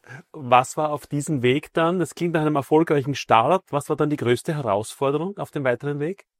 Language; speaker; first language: German; native; German